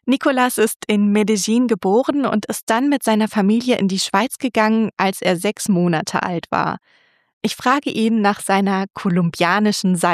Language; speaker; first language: German; native; German